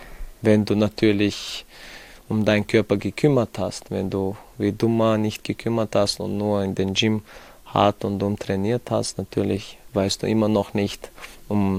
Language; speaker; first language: German; non-native, fluent; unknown